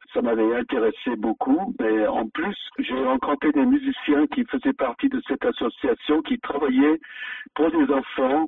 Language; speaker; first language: French; non-native, fluent; English